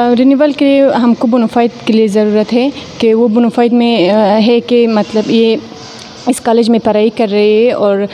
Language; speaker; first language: Hindi; non-native, fluent; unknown